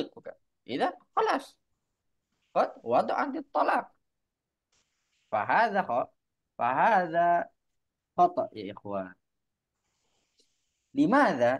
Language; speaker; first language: Arabic; non-native, fluent; Indonesian